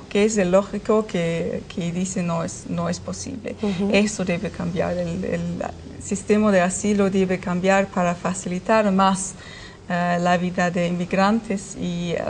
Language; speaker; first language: Spanish; non-native, fluent; German